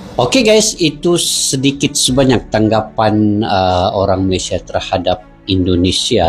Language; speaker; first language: Malay; native; Malay